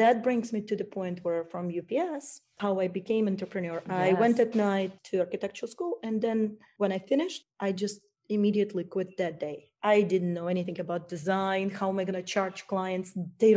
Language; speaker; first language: English; non-native, fluent; Ukrainian